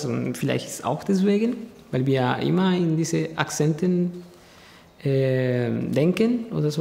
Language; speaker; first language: German; non-native, fluent; Spanish